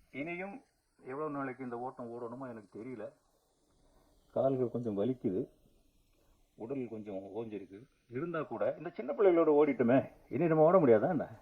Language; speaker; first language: Tamil; native; Tamil